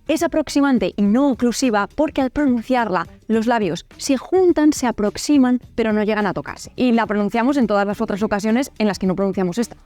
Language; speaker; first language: Spanish; native; Spanish